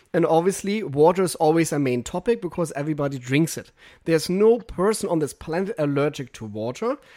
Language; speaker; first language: English; non-native, fluent; German